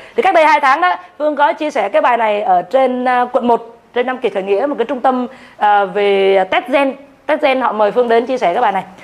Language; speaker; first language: Vietnamese; native; Vietnamese